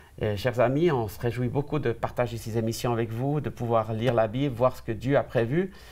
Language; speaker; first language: French; native; French